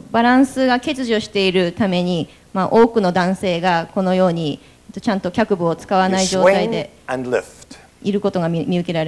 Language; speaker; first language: Japanese; native; Japanese